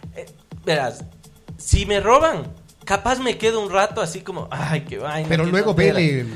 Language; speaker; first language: Spanish; native; Spanish